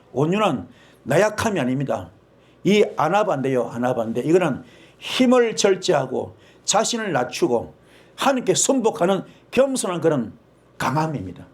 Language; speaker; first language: Korean; native; Korean